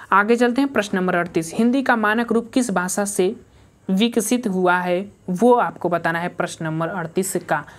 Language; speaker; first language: Hindi; native; Hindi